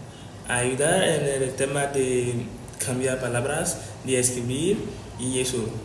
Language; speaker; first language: Spanish; non-native, learner; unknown